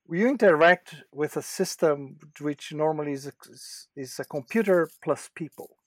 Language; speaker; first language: English; non-native, fluent; Portuguese